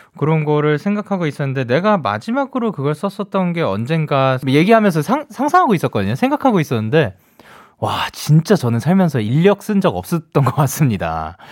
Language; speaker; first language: Korean; early bilingual, heritage; Korean